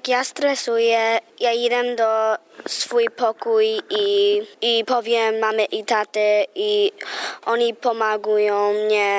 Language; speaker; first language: Polish; early bilingual, heritage; Polish